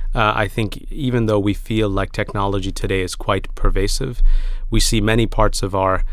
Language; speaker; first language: English; early bilingual, other home language; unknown